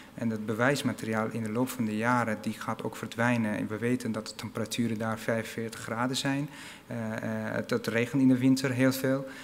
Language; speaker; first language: Dutch; non-native, fluent; Arabic